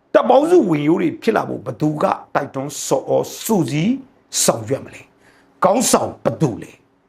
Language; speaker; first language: Burmese; native; Burmese